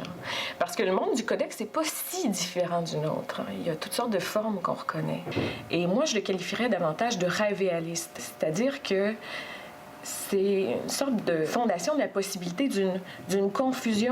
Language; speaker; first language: French; native; French